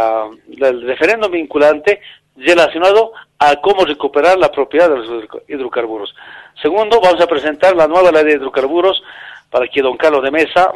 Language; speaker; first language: Spanish; native; Spanish